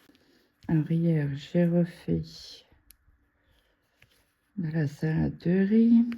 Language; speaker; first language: French; native; French